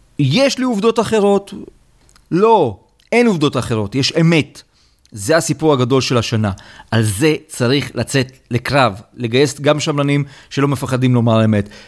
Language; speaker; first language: Hebrew; non-native, fluent; Romanian